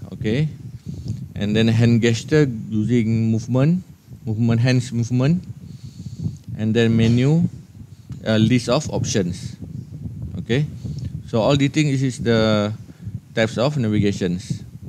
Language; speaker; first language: English; non-native, local second language; Malay